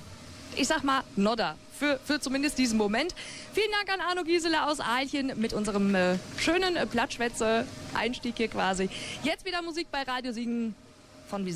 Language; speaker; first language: German; native; German